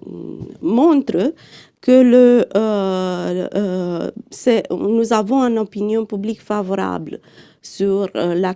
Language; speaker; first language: French; non-native, fluent; Romanian